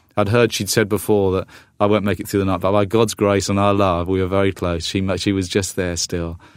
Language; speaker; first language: English; native; English